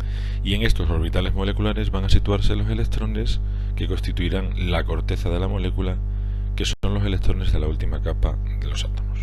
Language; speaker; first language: Spanish; native; Spanish